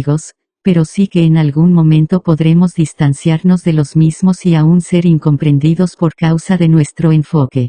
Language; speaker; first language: Spanish; native; Spanish